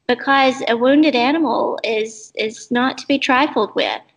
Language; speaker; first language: English; native; English